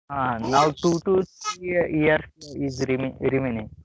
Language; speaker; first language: English; non-native, learner; Marathi